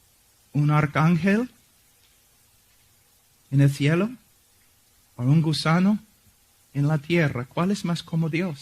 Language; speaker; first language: Spanish; non-native, fluent; English